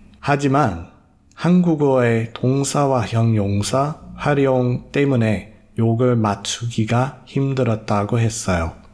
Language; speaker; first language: Korean; non-native, fluent; English